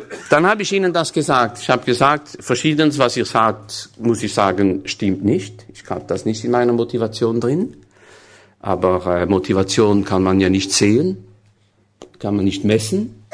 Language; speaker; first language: German; non-native, fluent; French